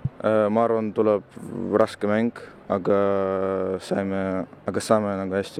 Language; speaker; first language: Estonian; non-native, local second language; Russian